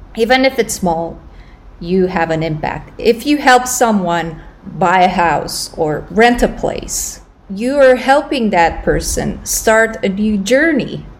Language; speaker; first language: English; non-native, fluent; Romanian